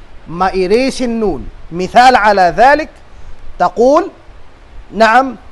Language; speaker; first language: Arabic; non-native, fluent; Tausug